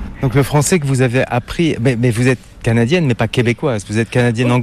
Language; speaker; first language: French; native; French